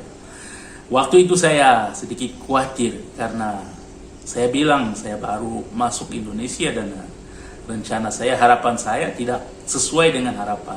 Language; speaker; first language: Indonesian; non-native, learner; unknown